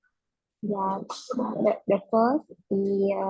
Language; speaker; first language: English; non-native, learner; Vietnamese